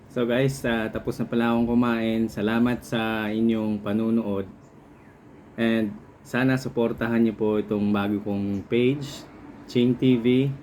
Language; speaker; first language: Filipino; non-native, local second language; Cebuano